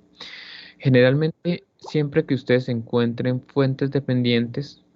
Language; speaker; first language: Spanish; native; Spanish